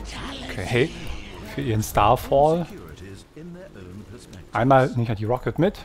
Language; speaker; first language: German; native; German